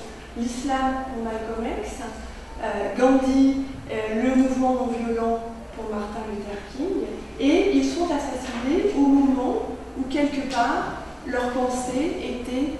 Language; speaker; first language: French; native; French